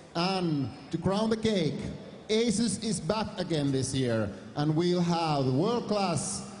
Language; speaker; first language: English; non-native, fluent; Finnish